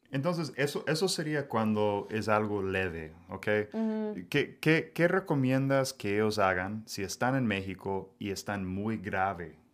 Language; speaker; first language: Spanish; non-native, fluent; English